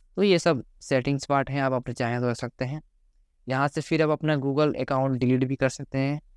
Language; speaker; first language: Hindi; native; Hindi